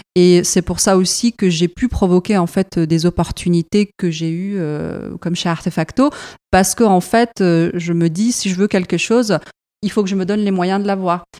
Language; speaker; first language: French; non-native, fluent; Arabic